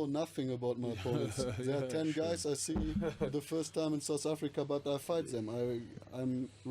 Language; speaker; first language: English; non-native, fluent; German